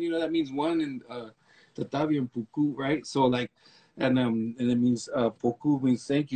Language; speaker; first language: English; early bilingual, other home language; Spanish